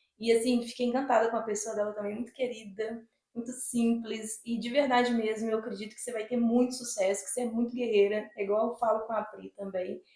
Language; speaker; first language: Portuguese; native; Portuguese